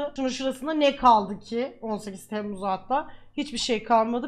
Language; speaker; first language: Turkish; native; Turkish